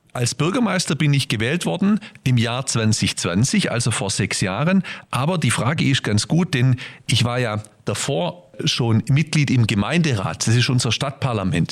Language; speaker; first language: German; native; German